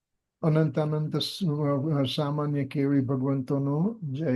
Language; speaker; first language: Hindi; non-native, local second language; Gujarati